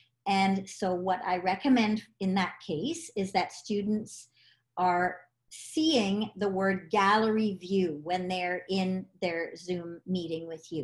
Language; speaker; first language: English; native; English